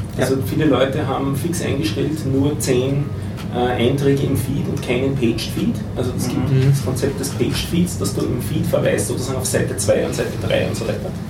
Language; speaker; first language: German; native; German